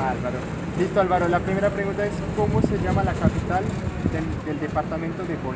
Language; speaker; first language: Spanish; non-native, fluent; French